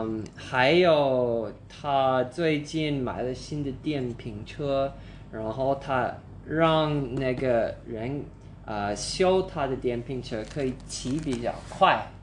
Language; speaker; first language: Chinese; non-native, fluent; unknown